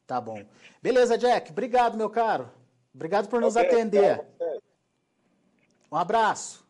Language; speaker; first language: Portuguese; native; Portuguese